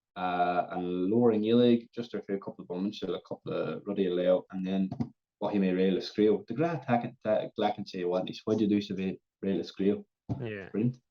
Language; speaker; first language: Irish; native; Irish